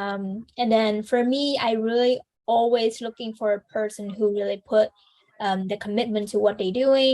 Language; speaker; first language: English; non-native, fluent; Vietnamese